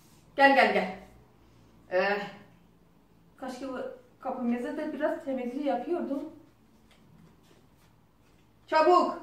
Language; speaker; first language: Turkish; non-native, learner; Azerbaijani